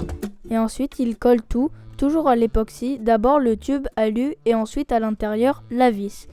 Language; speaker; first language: French; native; French